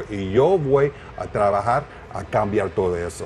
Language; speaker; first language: Spanish; non-native, learner; English